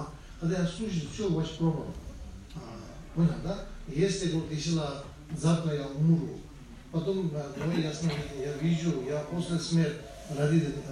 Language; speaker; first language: Russian; non-native, learner; Tibetan